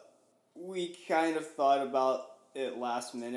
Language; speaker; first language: English; early bilingual, other home language; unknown